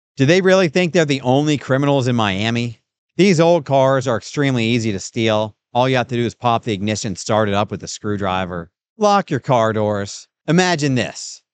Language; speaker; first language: English; native; English